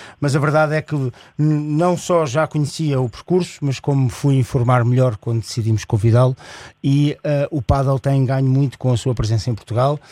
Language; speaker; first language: Portuguese; native; Portuguese